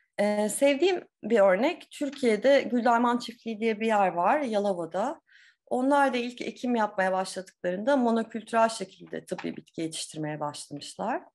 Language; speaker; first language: Turkish; native; Turkish